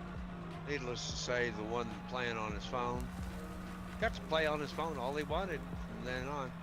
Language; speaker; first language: English; native; English